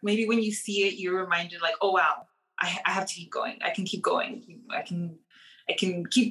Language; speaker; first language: English; early bilingual, other home language; Spanish